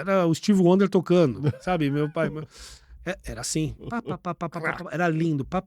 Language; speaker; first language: Portuguese; native; Portuguese